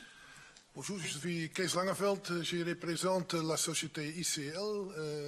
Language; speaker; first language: French; non-native, fluent; Dutch